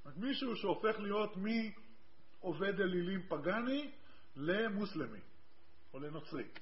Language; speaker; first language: Hebrew; native; Hebrew